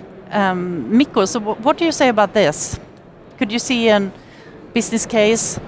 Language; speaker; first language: English; non-native, fluent; Swedish